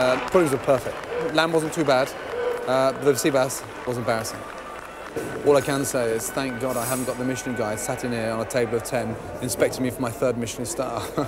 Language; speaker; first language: English; native; English